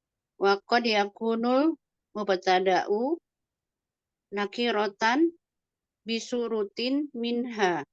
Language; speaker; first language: Arabic; non-native, learner; Indonesian